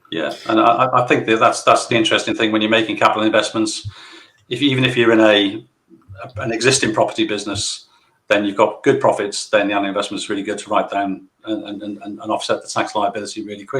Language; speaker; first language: English; native; English